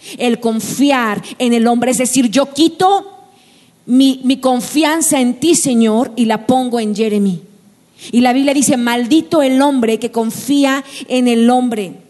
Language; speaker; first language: Spanish; native; Spanish